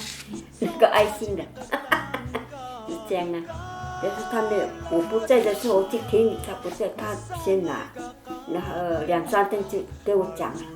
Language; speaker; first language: Chinese; non-native, local second language; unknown